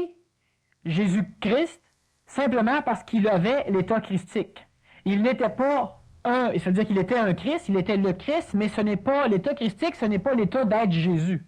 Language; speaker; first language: French; native; French